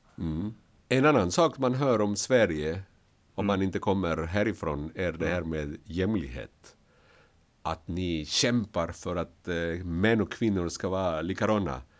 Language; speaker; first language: Swedish; non-native, fluent; Spanish